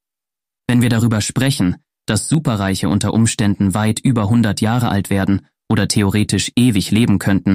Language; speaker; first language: German; native; German